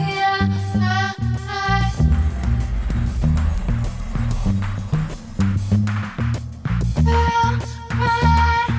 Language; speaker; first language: English; native; English